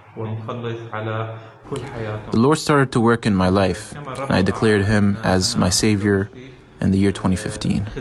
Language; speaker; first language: English; non-native, fluent; Arabic